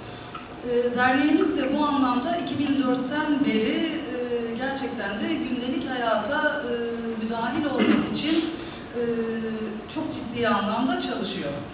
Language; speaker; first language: Turkish; native; Turkish